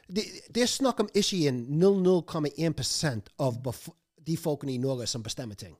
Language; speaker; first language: Norwegian; non-native, fluent; English